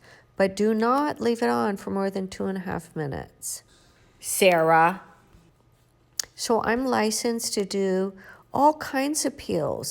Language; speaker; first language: English; native; English